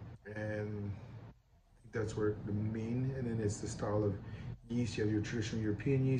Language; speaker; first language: English; native; English